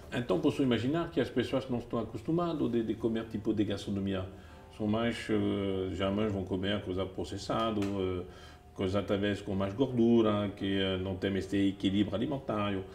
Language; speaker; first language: Portuguese; non-native, fluent; French